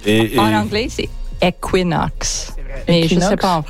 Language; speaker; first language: French; non-native, learner; English